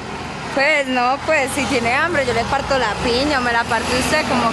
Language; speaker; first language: Spanish; native; Spanish